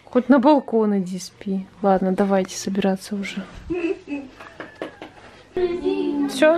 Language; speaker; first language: Russian; native; Russian